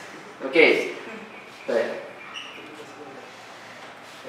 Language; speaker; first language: English; non-native, learner; Indonesian